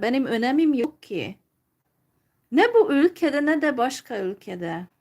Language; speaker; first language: Turkish; non-native, fluent; Hungarian